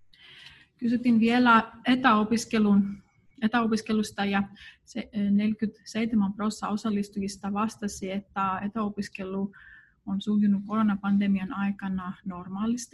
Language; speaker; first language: Finnish; non-native, fluent; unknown